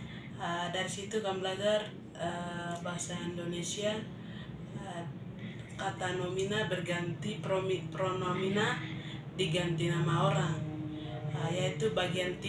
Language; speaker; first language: Indonesian; non-native, local second language; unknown